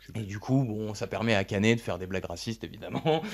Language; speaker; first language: French; native; French